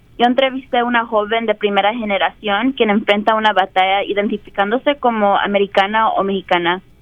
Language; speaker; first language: Spanish; early bilingual, heritage; Spanish